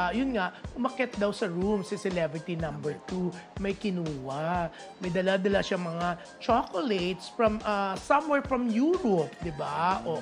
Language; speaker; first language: Filipino; native; Filipino